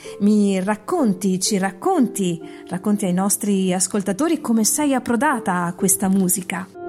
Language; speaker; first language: Italian; native; Italian